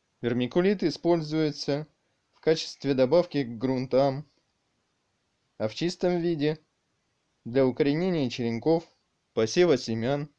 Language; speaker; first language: Russian; native; Russian